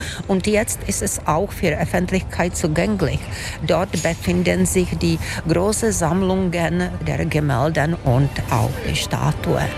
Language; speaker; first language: German; non-native, fluent; Czech